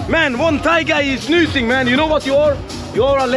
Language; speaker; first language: English; non-native, learner; Portuguese